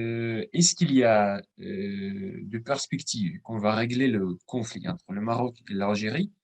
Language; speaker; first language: French; non-native, fluent; Russian